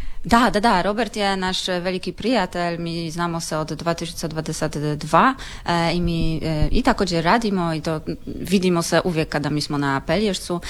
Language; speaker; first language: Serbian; non-native, learner; Polish